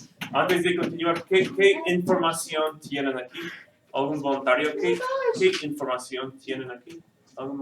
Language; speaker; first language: Spanish; non-native, fluent; English